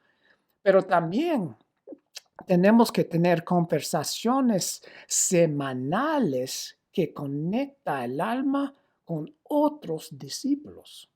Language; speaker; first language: Spanish; non-native, fluent; English